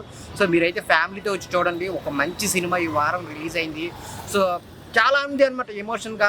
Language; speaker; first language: Telugu; native; Telugu